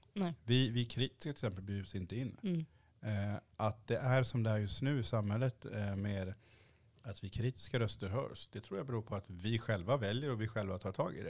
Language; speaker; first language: Swedish; early bilingual, other home language; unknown